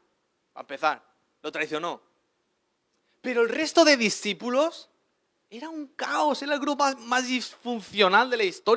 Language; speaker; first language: Spanish; native; Spanish